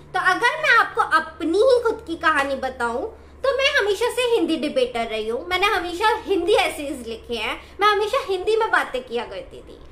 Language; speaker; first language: Hindi; native; Hindi